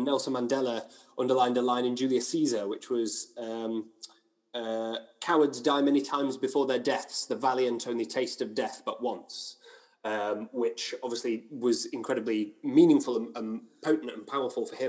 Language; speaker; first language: English; native; English